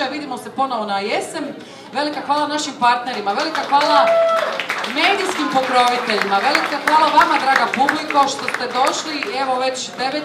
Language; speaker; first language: Croatian; native; Croatian